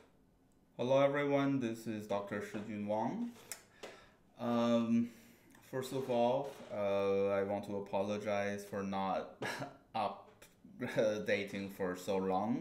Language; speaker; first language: English; non-native, fluent; Chinese